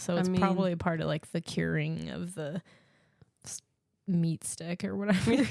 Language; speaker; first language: English; native; English